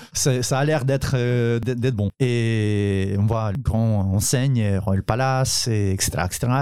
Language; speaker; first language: French; non-native, fluent; Ukrainian